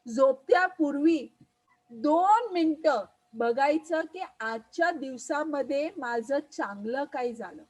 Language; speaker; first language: Marathi; non-native, local second language; Hindi